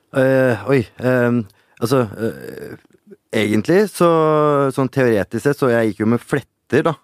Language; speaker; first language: Norwegian; early bilingual, other home language; Punjabi